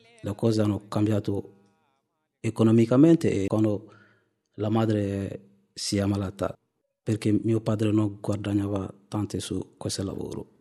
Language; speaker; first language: Italian; non-native, fluent; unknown